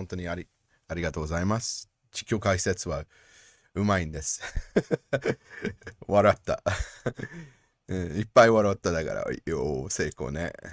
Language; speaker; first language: Japanese; non-native, learner; English